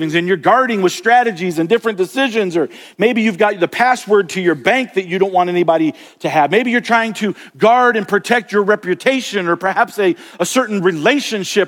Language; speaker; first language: English; native; English